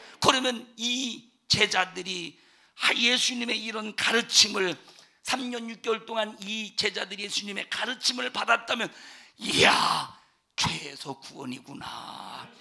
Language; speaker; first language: Korean; native; Korean